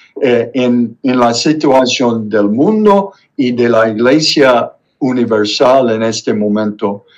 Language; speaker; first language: Spanish; non-native, fluent; English